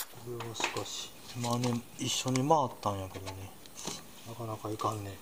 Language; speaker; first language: Japanese; native; Japanese